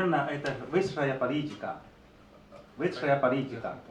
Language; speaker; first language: Russian; non-native, learner; Chinese